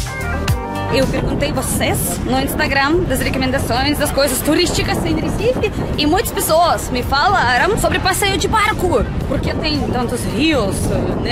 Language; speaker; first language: Portuguese; non-native, fluent; Russian